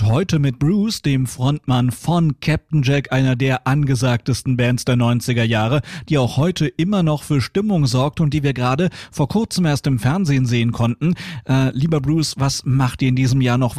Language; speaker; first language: German; native; German